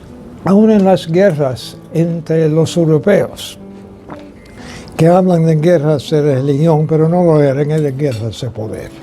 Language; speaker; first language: Spanish; non-native, fluent; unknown